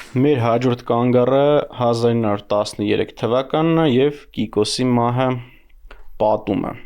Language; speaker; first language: Armenian; native; Armenian